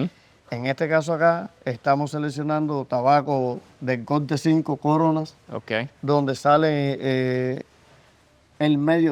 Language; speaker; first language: Spanish; native; Spanish